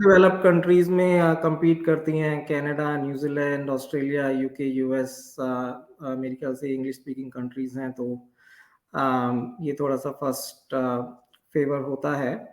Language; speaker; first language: Hindi; native; Hindi